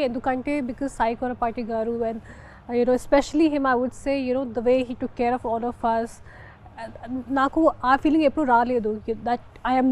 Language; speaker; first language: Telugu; non-native, local second language; Hindi